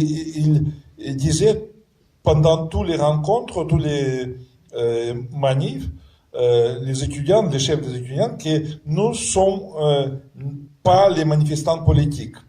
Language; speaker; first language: French; non-native, fluent; Russian